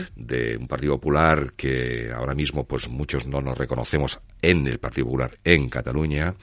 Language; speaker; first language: Spanish; non-native, local second language; Catalan